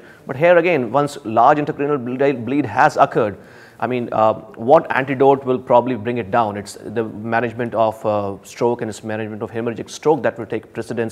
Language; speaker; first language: English; non-native, local second language; Hindi